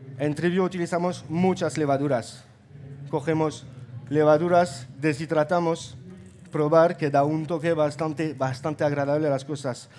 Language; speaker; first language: Spanish; non-native, fluent; German